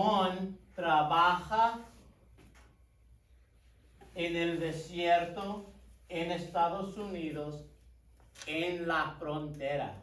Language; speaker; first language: Spanish; non-native, fluent; English